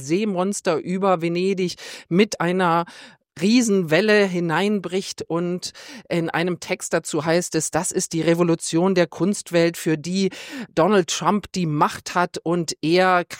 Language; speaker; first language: German; native; German